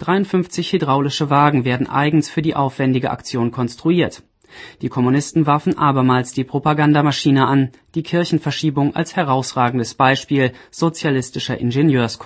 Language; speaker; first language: German; native; German